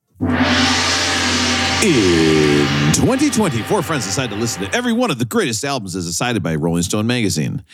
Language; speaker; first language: English; native; English